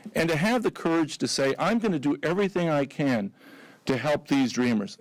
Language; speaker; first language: English; early bilingual, other home language; Spanish